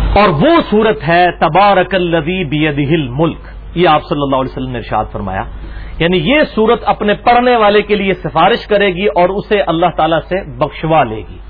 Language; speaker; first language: Urdu; non-native, local second language; Punjabi